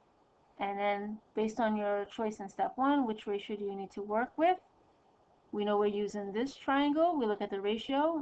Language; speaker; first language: English; native; English